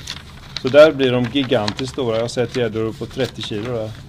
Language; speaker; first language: Swedish; native; Swedish